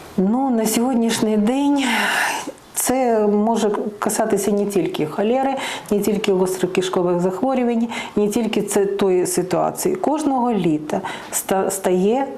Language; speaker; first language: Ukrainian; non-native, local second language; Russian